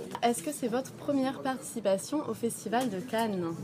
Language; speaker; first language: French; native; French